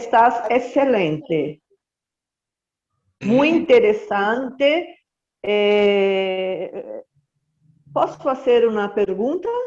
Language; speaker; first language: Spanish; non-native, learner; Portuguese